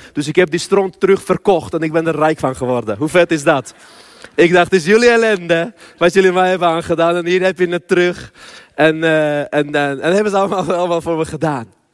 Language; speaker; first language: Dutch; early bilingual, other home language; Armenian